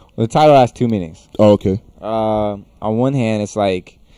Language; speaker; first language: English; native; English